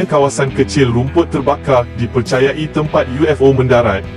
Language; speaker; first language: Malay; native; Malay